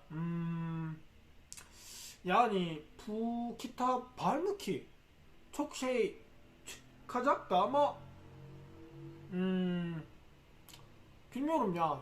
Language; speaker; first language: Turkish; non-native, fluent; Korean